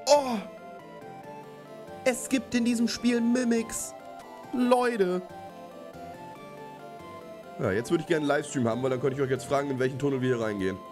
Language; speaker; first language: German; native; German